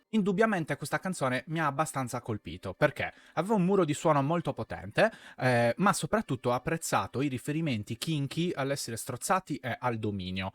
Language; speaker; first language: Italian; native; Italian